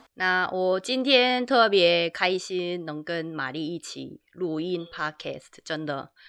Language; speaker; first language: Chinese; non-native, fluent; Korean